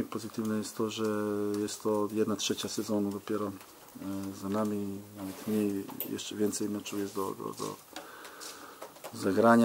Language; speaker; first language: Polish; non-native, fluent; Serbian